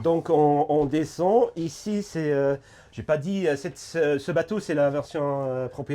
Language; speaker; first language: French; non-native, fluent; English